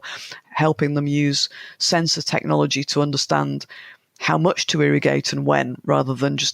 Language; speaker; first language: English; native; English